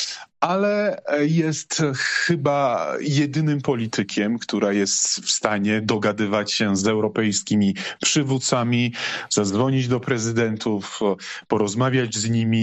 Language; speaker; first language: Polish; non-native, fluent; Georgian